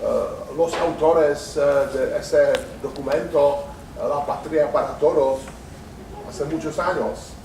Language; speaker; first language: Spanish; non-native, learner; Czech